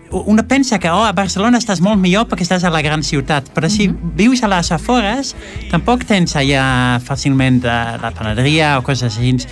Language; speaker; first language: Catalan; non-native, fluent; Dutch